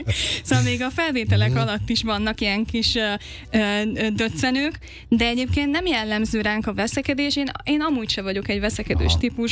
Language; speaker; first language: Hungarian; native; Hungarian